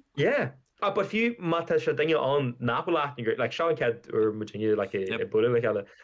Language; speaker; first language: Irish; native; Irish